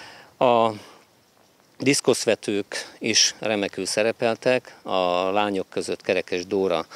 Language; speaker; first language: Hungarian; native; Hungarian